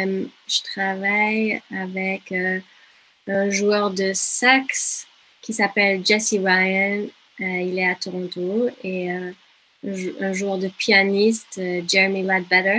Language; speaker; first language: French; non-native, fluent; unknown